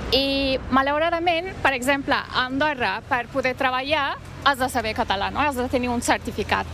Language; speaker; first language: Catalan; non-native, fluent; Turkish